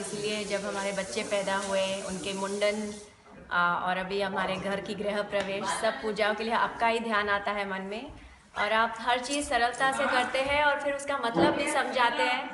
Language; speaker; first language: Hindi; native; Hindi